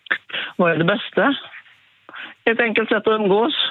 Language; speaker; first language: Swedish; native; Swedish